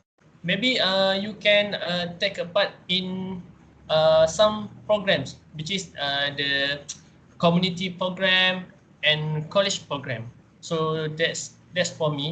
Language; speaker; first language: English; non-native, learner; Malay